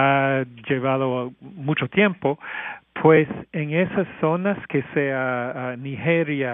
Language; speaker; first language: Spanish; non-native, fluent; English